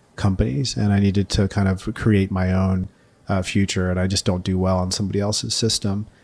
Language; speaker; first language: English; native; English